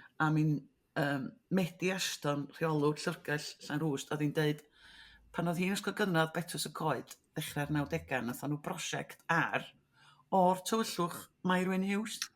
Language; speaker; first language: Welsh; native; Welsh